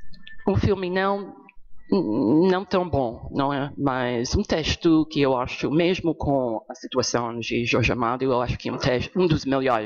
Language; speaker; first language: Portuguese; non-native, fluent; English